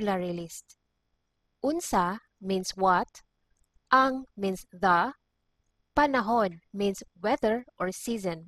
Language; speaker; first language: English; non-native, local second language; Cebuano